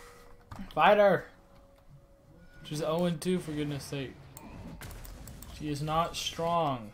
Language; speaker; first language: English; native; English